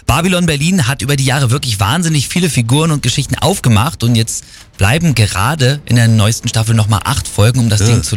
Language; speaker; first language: German; native; German